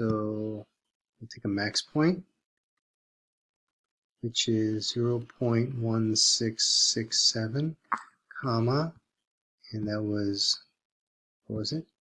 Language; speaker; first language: English; native; English